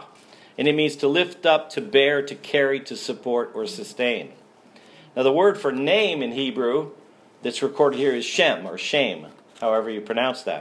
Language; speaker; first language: English; native; English